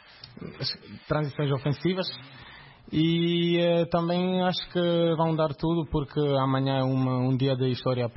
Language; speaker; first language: Portuguese; non-native, fluent; Croatian